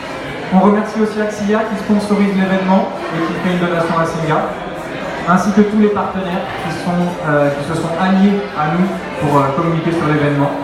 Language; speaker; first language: French; native; French